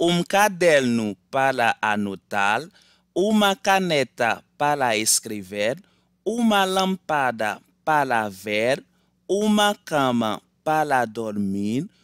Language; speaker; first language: Portuguese; non-native, learner; Haitian Creole